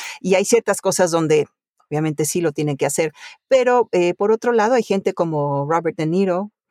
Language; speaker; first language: Spanish; early bilingual, other home language; Italian